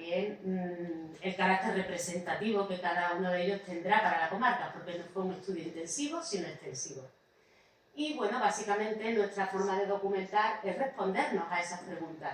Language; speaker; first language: Spanish; native; Spanish